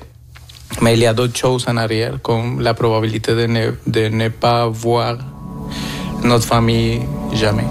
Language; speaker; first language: French; non-native, fluent; Spanish